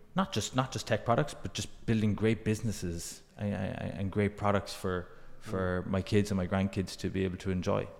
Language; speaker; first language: English; native; English